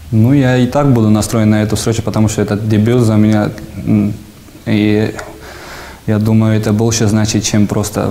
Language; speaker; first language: Russian; non-native, fluent; Georgian